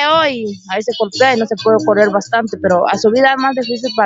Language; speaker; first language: Spanish; non-native, local second language; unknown